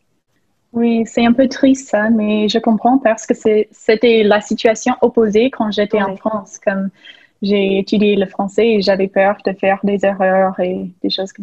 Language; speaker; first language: French; non-native, fluent; English